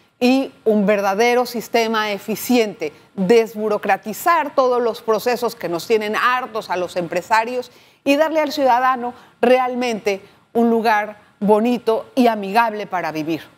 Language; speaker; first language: Spanish; native; Spanish